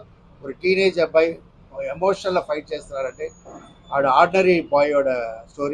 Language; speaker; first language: Telugu; non-native, fluent; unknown